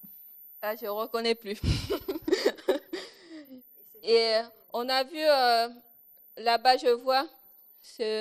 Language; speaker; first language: French; non-native, local second language; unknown